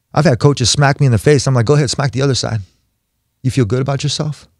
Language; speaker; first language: English; native; English